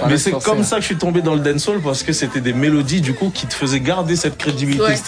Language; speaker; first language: French; native; French